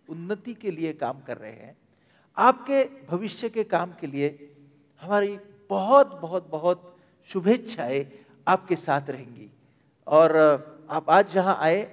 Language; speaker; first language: Hindi; non-native, local second language; Marathi